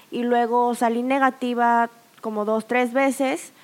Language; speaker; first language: Spanish; non-native, fluent; Korean